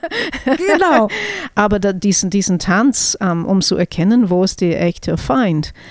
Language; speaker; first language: German; non-native, fluent; English